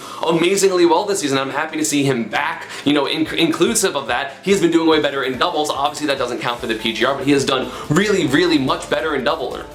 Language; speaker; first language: English; native; English